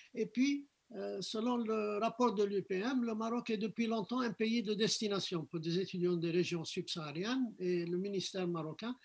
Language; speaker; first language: French; non-native, local second language; Arabic